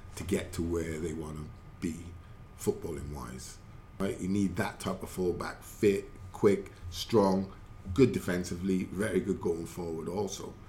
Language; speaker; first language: English; native; English